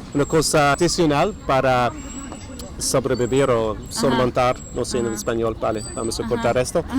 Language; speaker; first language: Spanish; non-native, fluent; English